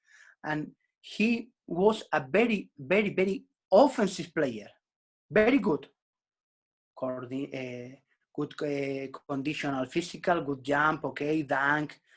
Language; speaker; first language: English; non-native, learner; Spanish